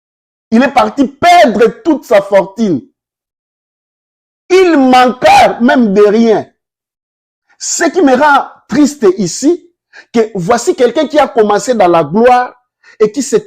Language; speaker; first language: French; non-native, local second language; Lingala